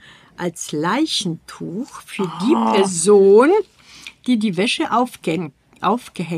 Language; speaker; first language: German; native; German